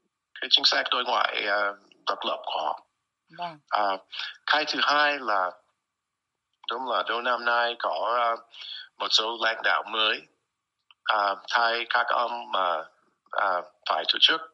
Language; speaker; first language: Vietnamese; non-native, fluent; English